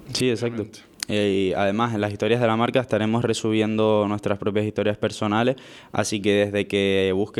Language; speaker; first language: Spanish; native; Spanish